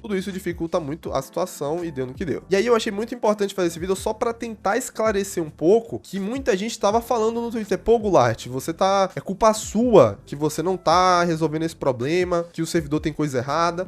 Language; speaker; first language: Portuguese; native; Portuguese